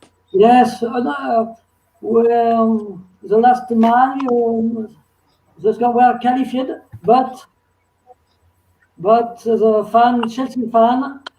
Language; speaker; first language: English; non-native, learner; French